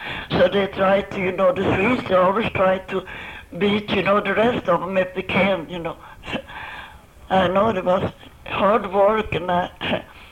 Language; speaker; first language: English; non-native, fluent; Swedish